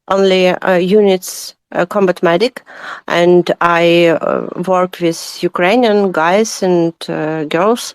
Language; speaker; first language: English; non-native, learner; Ukrainian